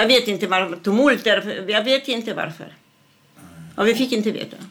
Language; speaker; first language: Swedish; non-native, fluent; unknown